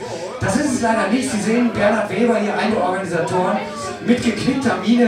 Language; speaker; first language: German; native; German